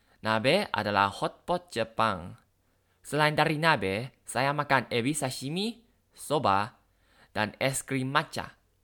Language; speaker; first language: Indonesian; non-native, learner; Thai